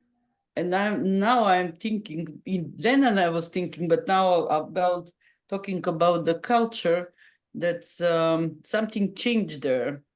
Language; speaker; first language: English; non-native, fluent; Macedonian